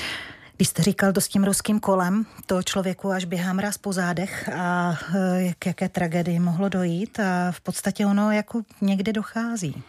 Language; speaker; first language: Czech; native; Czech